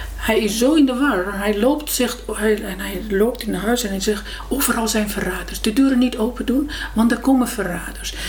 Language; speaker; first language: Dutch; non-native, fluent; Persian